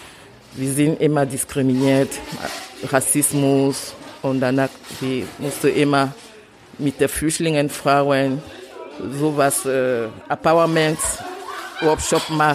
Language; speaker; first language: German; non-native, learner; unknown